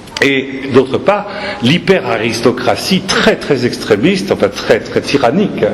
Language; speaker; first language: French; native; French